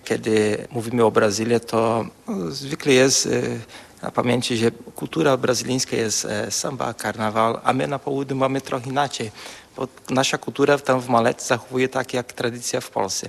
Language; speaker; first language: Polish; early bilingual, heritage; Polish